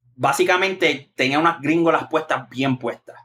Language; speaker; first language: Spanish; native; Spanish